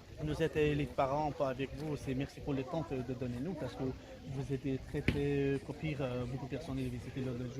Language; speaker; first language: French; non-native, learner; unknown